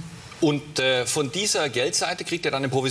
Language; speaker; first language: German; native; German